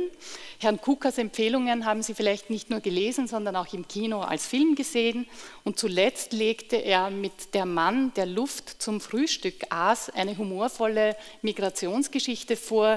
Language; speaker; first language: German; native; German